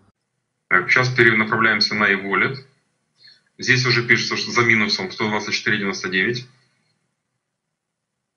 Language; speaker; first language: Russian; native; Russian